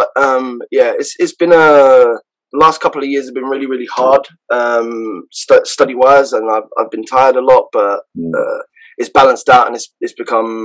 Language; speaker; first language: English; native; English